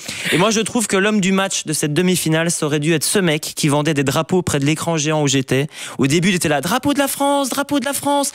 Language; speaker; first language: French; native; French